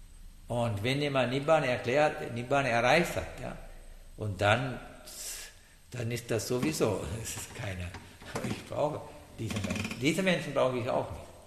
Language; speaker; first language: German; non-native, learner; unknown